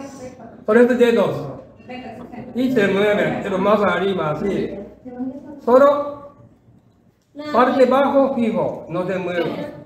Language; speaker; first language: Spanish; non-native, learner; Japanese